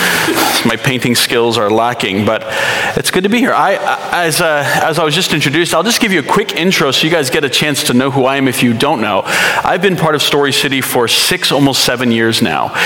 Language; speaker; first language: English; native; English